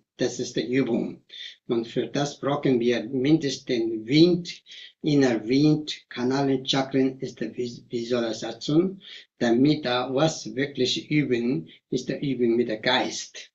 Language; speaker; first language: German; non-native, fluent; Tibetan